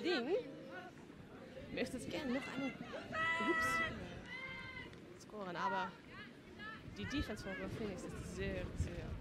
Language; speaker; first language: German; non-native, learner; Dutch